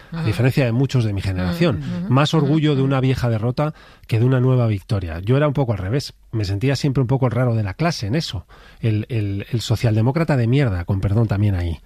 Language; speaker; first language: Spanish; native; Spanish